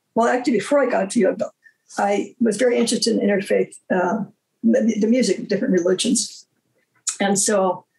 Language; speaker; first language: English; native; English